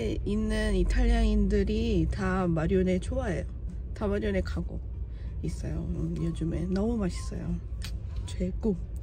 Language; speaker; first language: Korean; non-native, learner; Italian